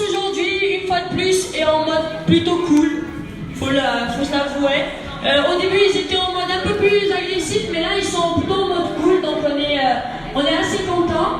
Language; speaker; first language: French; native; French